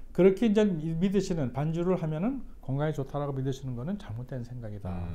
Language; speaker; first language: Korean; native; Korean